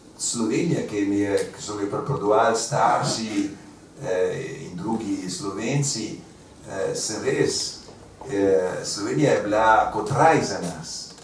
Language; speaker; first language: Slovenian; early bilingual, heritage; Slovenian